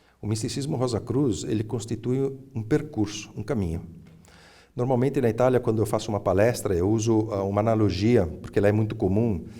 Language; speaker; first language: Portuguese; early bilingual, other home language; Italian